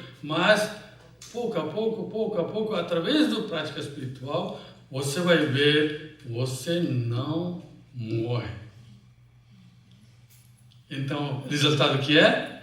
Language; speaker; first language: Portuguese; non-native, fluent; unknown